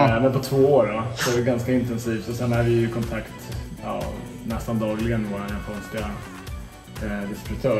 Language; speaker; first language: Swedish; native; Swedish